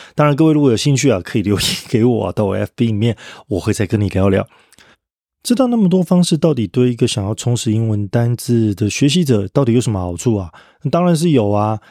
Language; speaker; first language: Chinese; native; Chinese